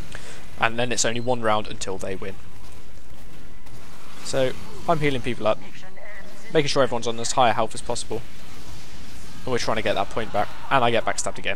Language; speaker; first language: English; native; English